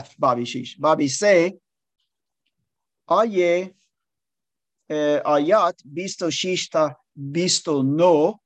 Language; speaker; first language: Persian; non-native, learner; English